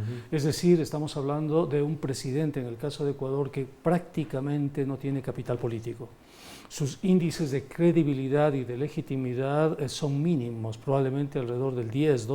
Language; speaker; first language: Spanish; native; Spanish